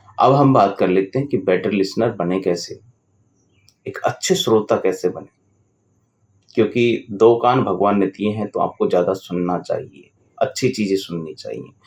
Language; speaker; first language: Hindi; native; Hindi